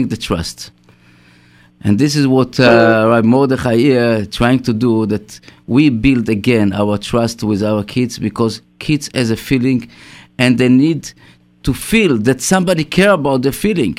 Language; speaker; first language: English; non-native, fluent; Hebrew